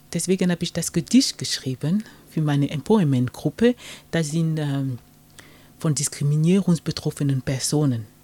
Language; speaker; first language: German; non-native, fluent; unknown